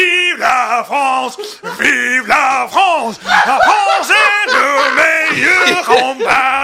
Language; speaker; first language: French; non-native, learner; English